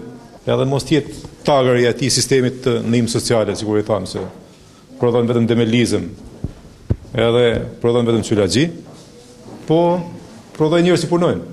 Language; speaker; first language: Albanian; native; Albanian